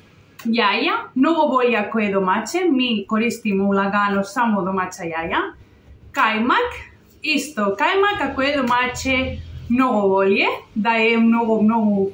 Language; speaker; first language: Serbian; non-native, learner; Spanish